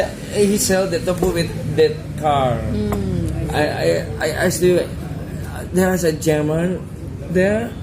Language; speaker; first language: English; non-native, learner; Indonesian